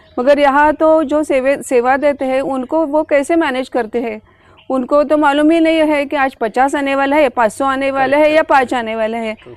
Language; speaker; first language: Hindi; non-native, local second language; Marathi